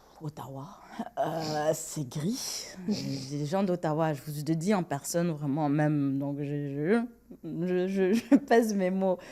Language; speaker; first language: French; non-native, local second language; Rundi